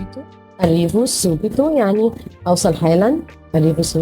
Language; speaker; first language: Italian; non-native, learner; Arabic